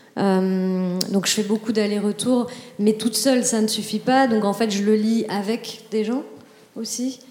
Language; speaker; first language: French; native; French